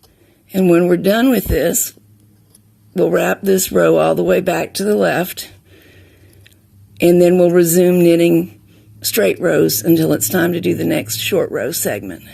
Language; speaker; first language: English; native; English